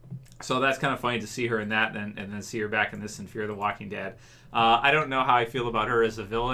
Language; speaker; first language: English; native; English